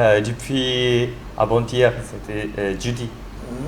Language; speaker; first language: French; non-native, learner; Japanese